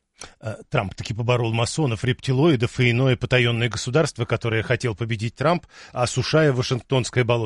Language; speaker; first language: Russian; native; Russian